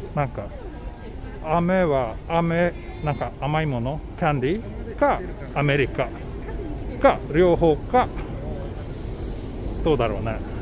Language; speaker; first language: Japanese; non-native, learner; Swedish